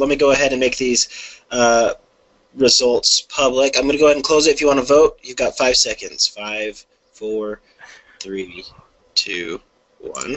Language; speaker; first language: English; native; English